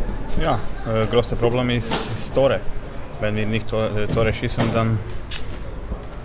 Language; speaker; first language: German; non-native, learner; Slovak